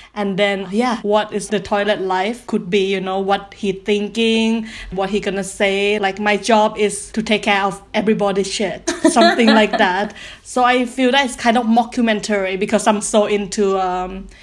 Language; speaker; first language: English; non-native, learner; Thai